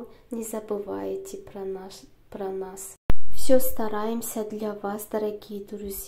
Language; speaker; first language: Russian; non-native, learner; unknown